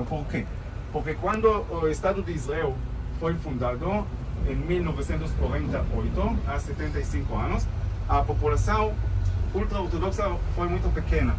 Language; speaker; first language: Portuguese; non-native, fluent; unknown